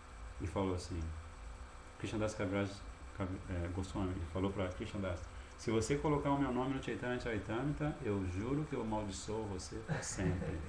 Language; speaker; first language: Portuguese; native; Portuguese